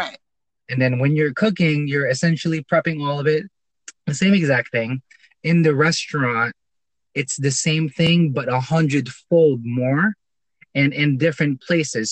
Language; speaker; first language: English; non-native, local second language; Filipino